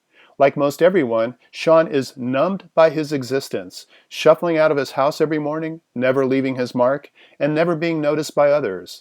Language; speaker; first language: English; native; English